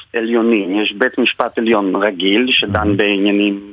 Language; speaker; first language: Hebrew; non-native, fluent; Polish